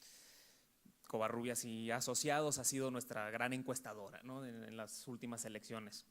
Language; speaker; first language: Spanish; native; Spanish